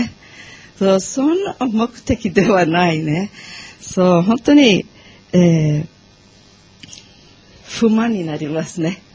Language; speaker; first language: Japanese; non-native, learner; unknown